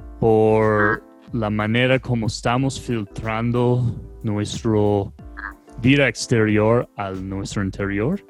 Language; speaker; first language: Spanish; non-native, fluent; English